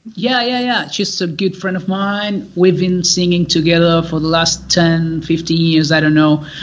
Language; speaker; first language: English; non-native, fluent; Spanish